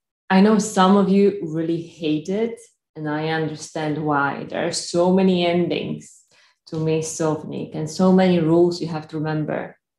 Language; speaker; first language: English; non-native, fluent; Polish